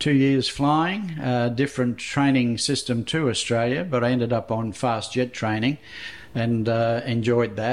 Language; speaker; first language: English; native; English